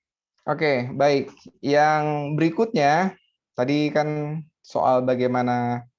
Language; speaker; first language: Indonesian; native; Indonesian